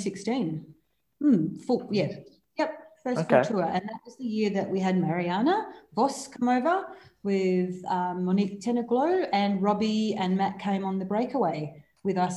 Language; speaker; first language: English; native; English